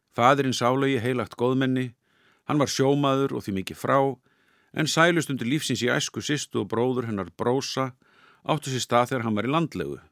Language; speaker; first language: Icelandic; native; Icelandic